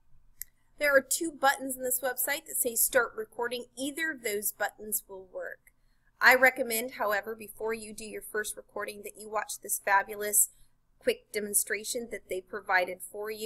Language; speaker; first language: English; native; English